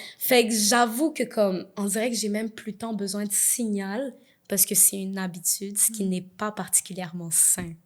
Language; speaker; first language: French; early bilingual, other home language; Haitian Creole